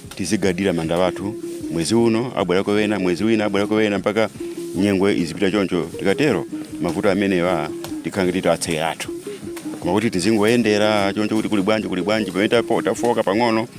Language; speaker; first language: Nyanja; native; Nyanja